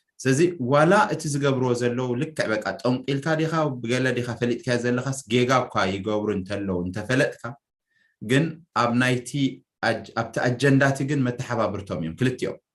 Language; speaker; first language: Tigrinya; native; Tigrinya